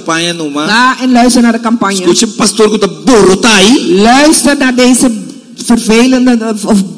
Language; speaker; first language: Dutch; non-native, fluent; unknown